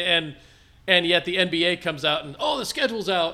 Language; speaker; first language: English; native; English